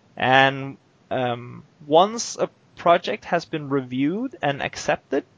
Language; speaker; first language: English; non-native, fluent; Norwegian